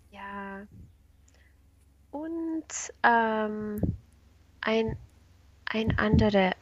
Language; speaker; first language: German; non-native, learner; Spanish